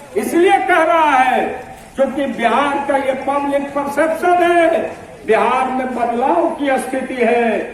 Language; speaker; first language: Hindi; native; Hindi